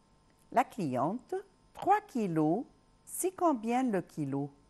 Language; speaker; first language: French; non-native, local second language; Arabic